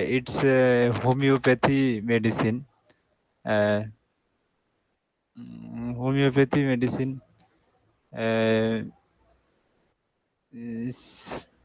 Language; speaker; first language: English; non-native, learner; Bangla